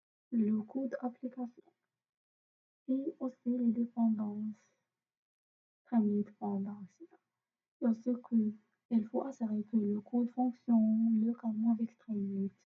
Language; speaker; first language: French; non-native, fluent; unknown